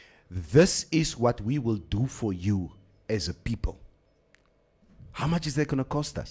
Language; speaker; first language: English; non-native, local second language; Afrikaans